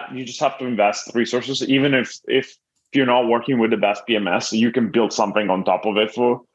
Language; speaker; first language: English; non-native, fluent; Italian